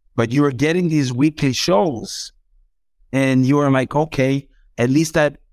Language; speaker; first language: English; non-native, fluent; Croatian